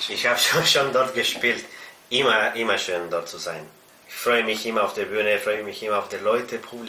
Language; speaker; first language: German; non-native, fluent; Spanish